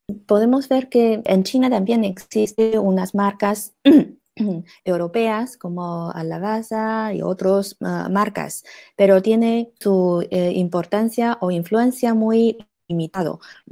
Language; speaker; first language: Spanish; non-native, fluent; Chinese